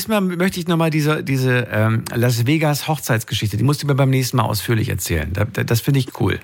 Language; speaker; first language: German; native; German